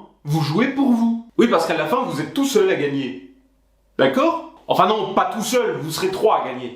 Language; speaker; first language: French; native; French